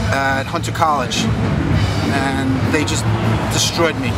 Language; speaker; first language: English; native; English